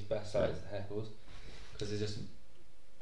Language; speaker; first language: English; native; English